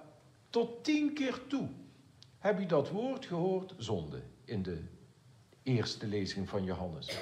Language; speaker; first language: Dutch; native; Dutch